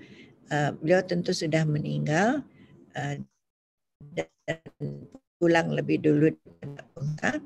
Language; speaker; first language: Indonesian; native; Indonesian